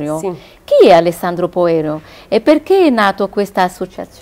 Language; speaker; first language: Italian; non-native, learner; Arabic